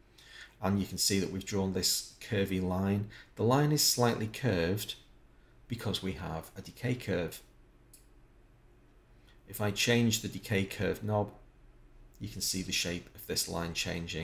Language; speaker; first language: English; native; English